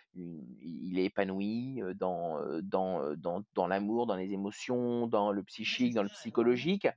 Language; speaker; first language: French; native; French